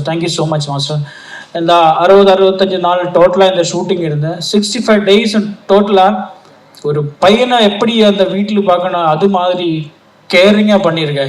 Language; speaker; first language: Tamil; non-native, learner; Malayalam